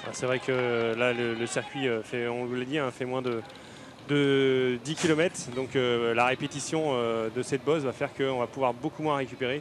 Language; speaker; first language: French; native; French